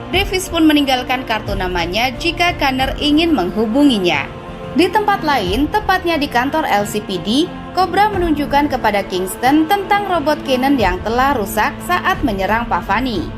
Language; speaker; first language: Indonesian; native; Indonesian